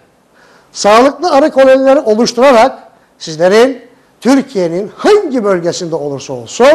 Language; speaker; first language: Turkish; native; Turkish